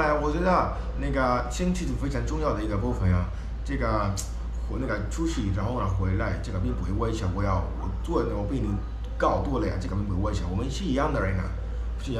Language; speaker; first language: Chinese; non-native, fluent; Spanish